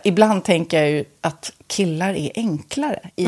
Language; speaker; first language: Swedish; native; Swedish